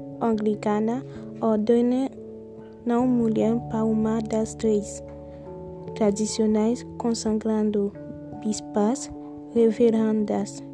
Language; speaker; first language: Portuguese; non-native, learner; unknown